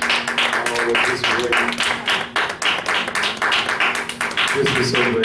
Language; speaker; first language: English; native; English